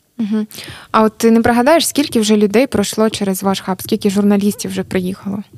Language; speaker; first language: Ukrainian; native; Ukrainian